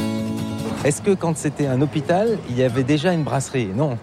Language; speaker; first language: French; native; French